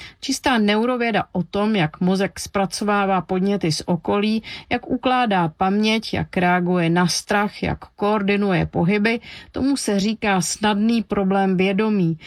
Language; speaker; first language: Czech; native; Czech